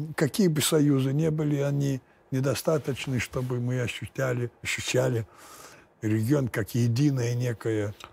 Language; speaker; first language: Russian; non-native, fluent; Lithuanian